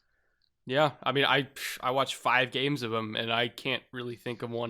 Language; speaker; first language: English; native; English